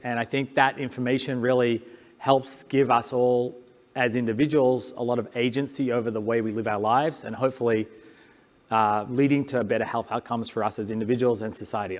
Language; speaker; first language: English; native; English